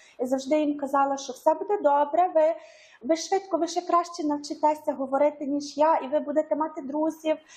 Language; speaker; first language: Ukrainian; native; Ukrainian